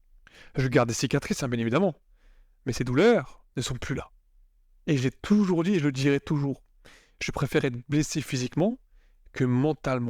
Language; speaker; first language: French; native; French